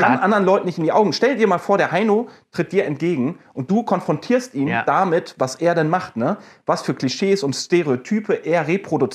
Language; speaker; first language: German; native; German